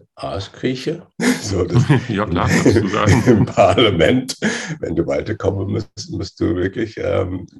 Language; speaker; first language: German; non-native, fluent; English